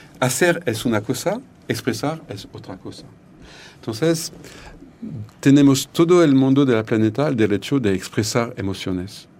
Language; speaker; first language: Spanish; non-native, learner; French